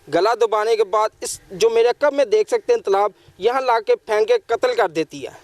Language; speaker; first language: Urdu; non-native, local second language; Punjabi